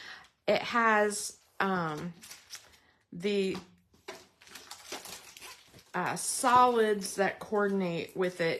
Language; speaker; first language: English; native; English